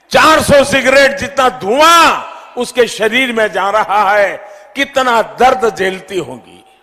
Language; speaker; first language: Hindi; non-native, local second language; Gujarati